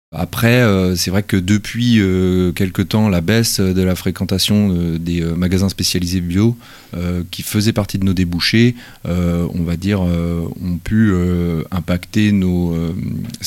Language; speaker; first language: French; native; French